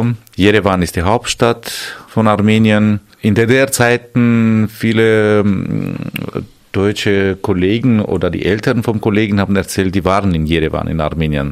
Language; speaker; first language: German; non-native, fluent; Armenian